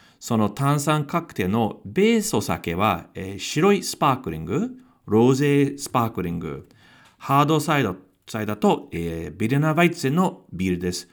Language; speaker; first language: Japanese; non-native, fluent; English